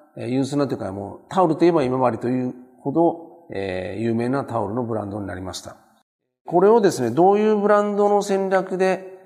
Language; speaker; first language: Japanese; native; Japanese